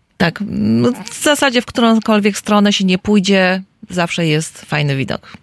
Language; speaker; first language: Polish; native; Polish